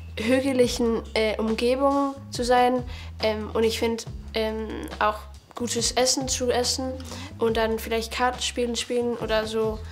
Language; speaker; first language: German; non-native, fluent; Danish